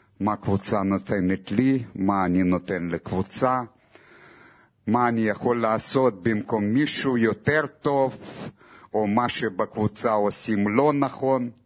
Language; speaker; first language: Hebrew; non-native, fluent; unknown